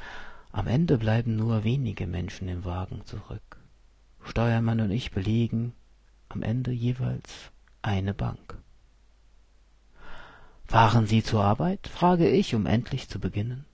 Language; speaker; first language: German; native; German